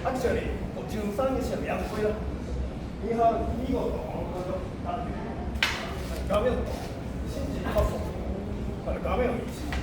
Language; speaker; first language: Cantonese; non-native, learner; Japanese